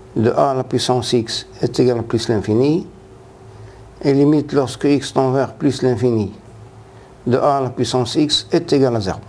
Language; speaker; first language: French; non-native, local second language; Arabic